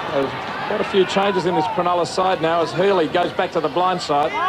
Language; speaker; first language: English; native; English